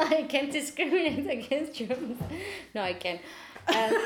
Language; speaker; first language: English; non-native, fluent; Turkish